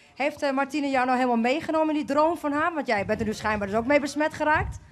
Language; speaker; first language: Dutch; non-native, fluent; Thai